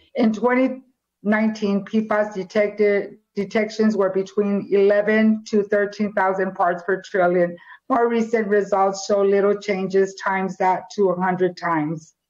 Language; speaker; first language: English; native; English